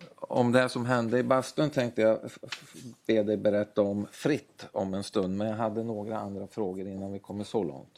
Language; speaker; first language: Swedish; native; Swedish